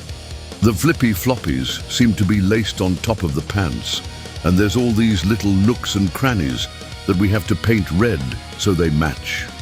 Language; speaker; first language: English; native; English